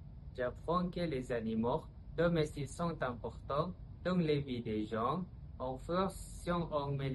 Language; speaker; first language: French; non-native, learner; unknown